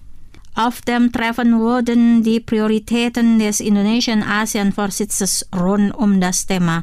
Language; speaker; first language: German; non-native, fluent; Indonesian